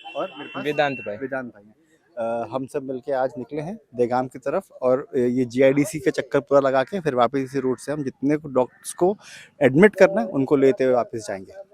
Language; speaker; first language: Hindi; non-native, local second language; Gujarati